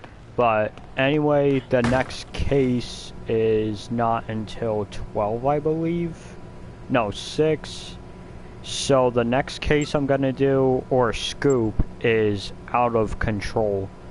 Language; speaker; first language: English; native; English